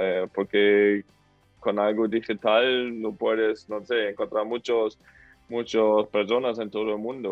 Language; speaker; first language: Spanish; non-native, fluent; German